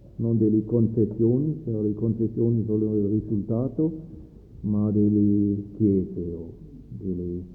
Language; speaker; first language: Italian; non-native, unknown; German